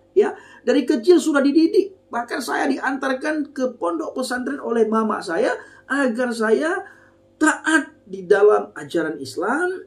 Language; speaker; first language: Indonesian; non-native, local second language; Achinese